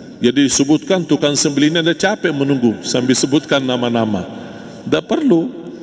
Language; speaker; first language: Malay; non-native, fluent; Arabic